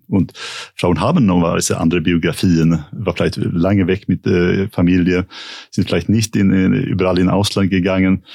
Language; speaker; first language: German; non-native, fluent; Swedish